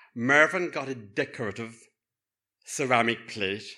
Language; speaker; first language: English; native; English